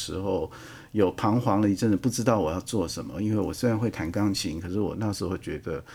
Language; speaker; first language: Chinese; native; Chinese